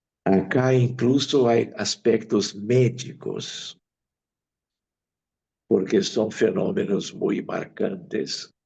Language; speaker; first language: Spanish; non-native, fluent; Portuguese